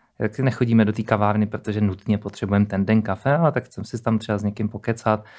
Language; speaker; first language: Czech; native; Czech